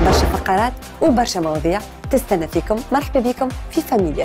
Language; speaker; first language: Arabic; native; Arabic